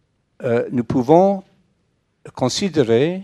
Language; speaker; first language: French; non-native, fluent; English